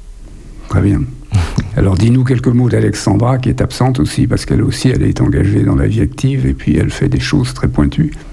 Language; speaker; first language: French; native; French